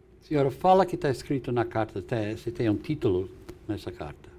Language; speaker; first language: Portuguese; non-native, fluent; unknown